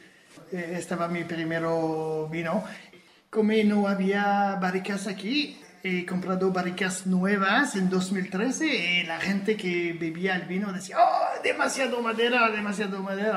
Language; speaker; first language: Spanish; non-native, fluent; French